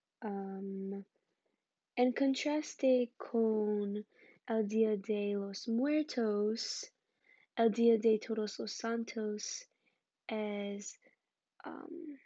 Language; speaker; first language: Spanish; non-native, learner; English